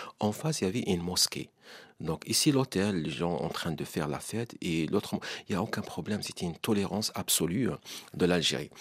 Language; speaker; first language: French; non-native, local second language; Arabic